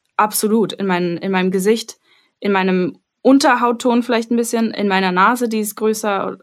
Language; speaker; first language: German; early bilingual, other home language; Armenian